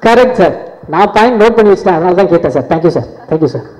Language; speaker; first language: Tamil; native; Tamil